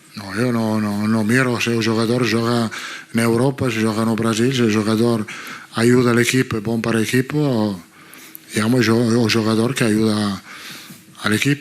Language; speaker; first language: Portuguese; non-native, learner; Italian